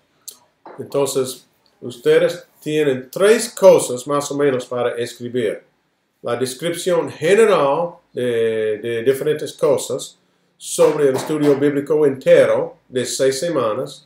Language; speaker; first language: Spanish; non-native, fluent; English